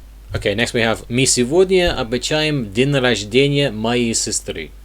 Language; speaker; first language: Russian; non-native, learner; English